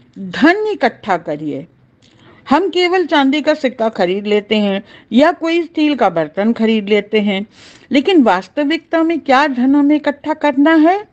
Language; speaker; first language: Hindi; native; Hindi